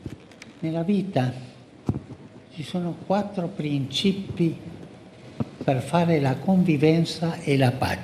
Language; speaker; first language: Italian; non-native, fluent; Spanish